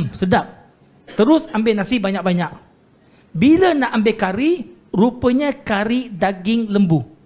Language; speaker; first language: Malay; non-native, local second language; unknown